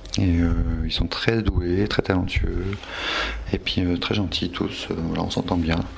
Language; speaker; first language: French; native; French